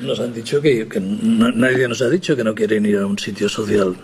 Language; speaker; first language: Spanish; native; Spanish